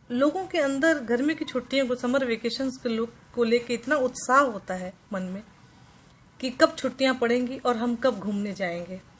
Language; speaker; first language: Hindi; non-native, local second language; Maithili